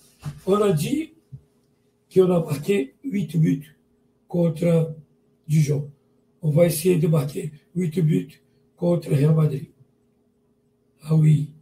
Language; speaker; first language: French; non-native, learner; Portuguese